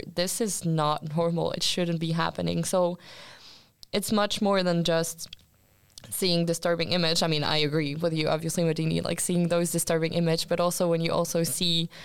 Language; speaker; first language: English; non-native, fluent; French